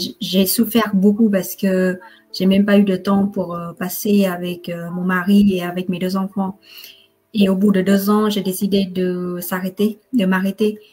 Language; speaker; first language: French; non-native, fluent; Vietnamese